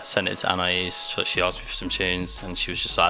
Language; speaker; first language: English; native; English